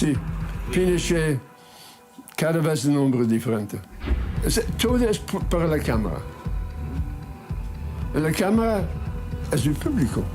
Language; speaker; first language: Spanish; non-native, learner; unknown